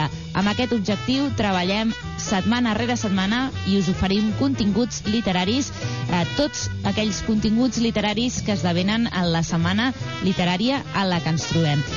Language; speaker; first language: Catalan; native; Catalan